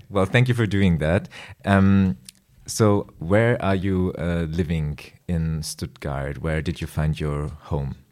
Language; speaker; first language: English; non-native, fluent; German